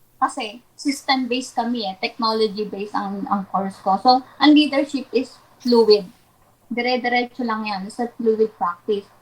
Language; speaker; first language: Filipino; non-native, local second language; Waray